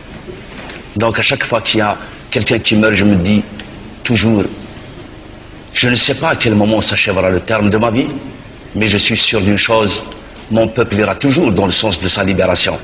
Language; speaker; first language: French; non-native, local second language; Kabyle